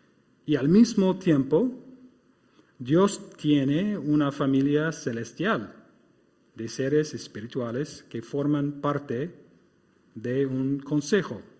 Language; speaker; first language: Spanish; non-native, fluent; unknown